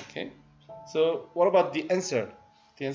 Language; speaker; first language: English; non-native, learner; Korean